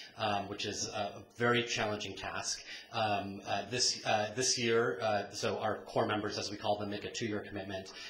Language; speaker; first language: English; native; English